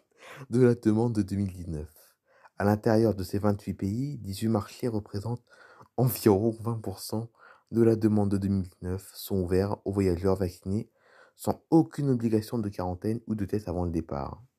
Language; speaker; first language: French; native; French